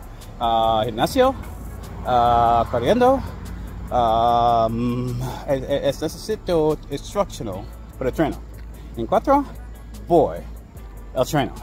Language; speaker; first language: Spanish; non-native, learner; English